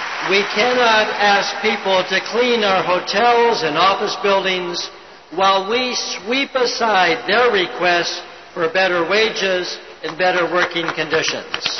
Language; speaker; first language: English; native; English